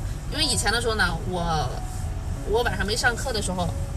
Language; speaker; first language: Chinese; native; Chinese